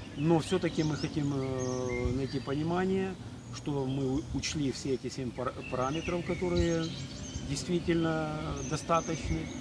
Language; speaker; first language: Russian; native; Russian